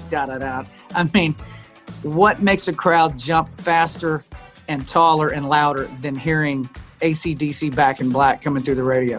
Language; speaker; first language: English; native; English